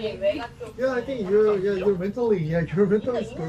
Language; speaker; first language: English; non-native, learner; Korean